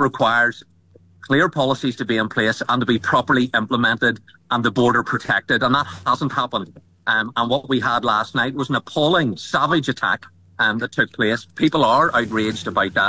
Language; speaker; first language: English; native; English